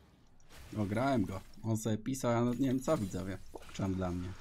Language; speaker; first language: Polish; native; Polish